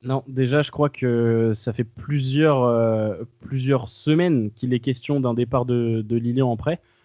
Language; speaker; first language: French; native; French